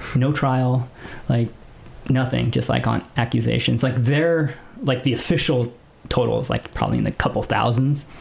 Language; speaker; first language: English; early bilingual, other home language; Filipino